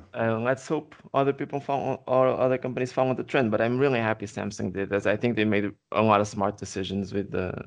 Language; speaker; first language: English; non-native, fluent; Portuguese